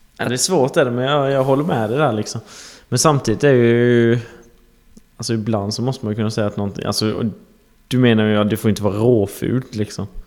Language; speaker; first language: Swedish; native; Swedish